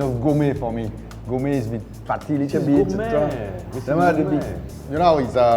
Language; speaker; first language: English; non-native, fluent; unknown